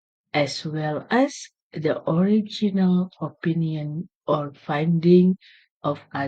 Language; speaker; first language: English; non-native, learner; Indonesian